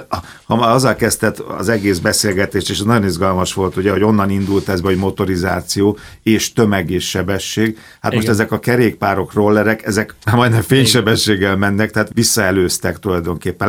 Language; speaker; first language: Hungarian; native; Hungarian